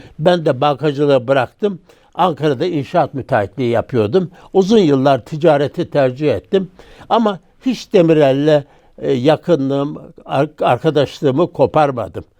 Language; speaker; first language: Turkish; native; Turkish